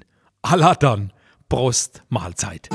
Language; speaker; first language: German; native; German